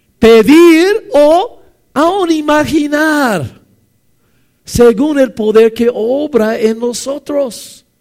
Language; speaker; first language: Spanish; non-native, fluent; English